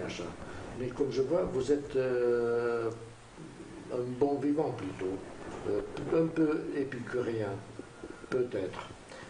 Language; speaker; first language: French; non-native, fluent; Romanian